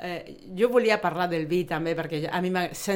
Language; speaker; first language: Catalan; non-native, fluent; Spanish